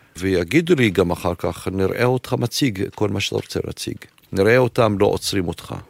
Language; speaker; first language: Hebrew; non-native, local second language; Arabic